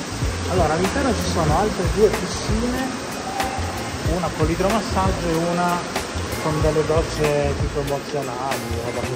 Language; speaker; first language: Italian; native; Italian